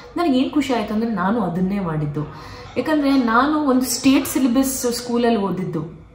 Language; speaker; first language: Kannada; non-native, local second language; Konkani